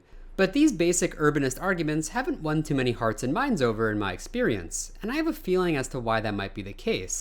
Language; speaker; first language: English; native; English